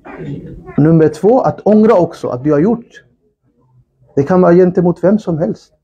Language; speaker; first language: Swedish; non-native, fluent; Urdu